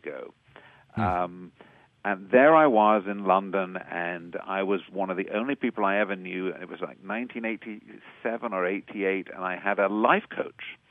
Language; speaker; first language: English; native; English